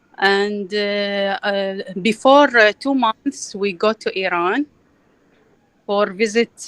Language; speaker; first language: English; non-native, learner; Arabic